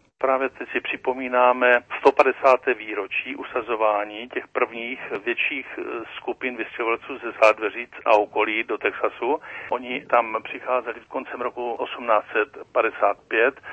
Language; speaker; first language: Czech; native; Czech